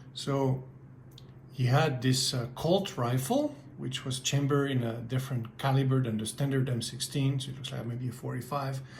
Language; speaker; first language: English; native; English